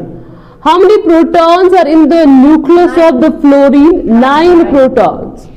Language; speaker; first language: English; non-native, local second language; Kashmiri